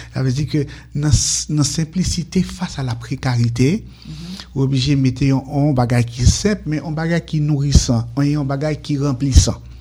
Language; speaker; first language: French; non-native, local second language; Haitian Creole